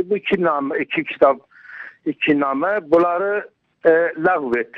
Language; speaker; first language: Turkish; non-native, learner; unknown